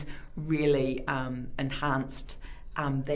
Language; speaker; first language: English; native; English